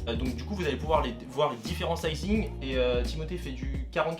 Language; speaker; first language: French; native; French